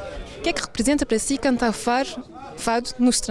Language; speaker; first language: Portuguese; early bilingual, heritage; Portuguese